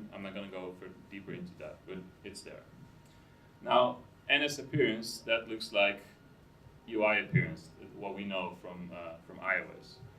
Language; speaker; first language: English; non-native, fluent; Dutch